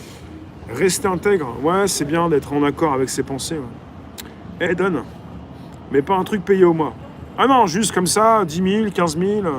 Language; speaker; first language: French; native; French